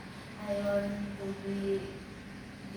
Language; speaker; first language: English; non-native, learner; Indonesian